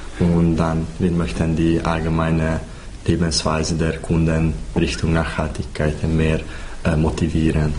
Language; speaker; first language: German; non-native, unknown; Hungarian